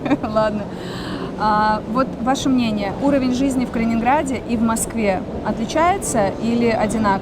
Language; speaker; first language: Russian; native; Russian